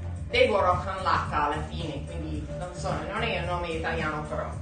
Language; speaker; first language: Italian; non-native, fluent; English